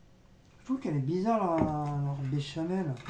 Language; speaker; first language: French; native; French